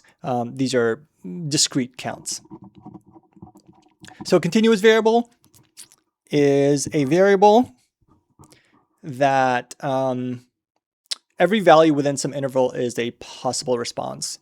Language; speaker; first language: English; native; English